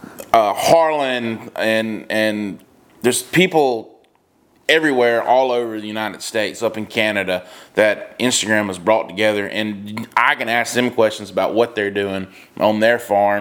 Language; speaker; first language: English; native; English